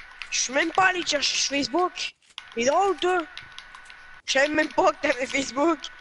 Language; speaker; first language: French; native; French